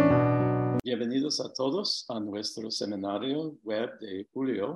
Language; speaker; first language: Spanish; non-native, fluent; English